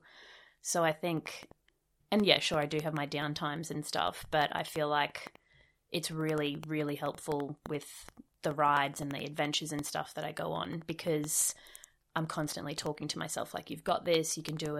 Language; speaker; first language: English; native; English